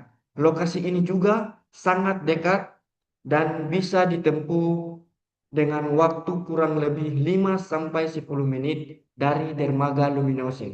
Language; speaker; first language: Indonesian; native; Indonesian